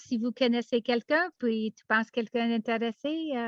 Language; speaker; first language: French; non-native, learner; English